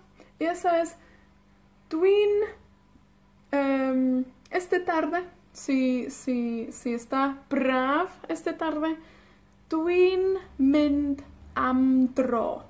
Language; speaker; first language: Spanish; non-native, fluent; Welsh